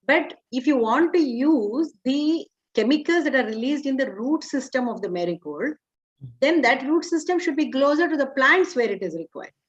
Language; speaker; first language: English; non-native, local second language; Kannada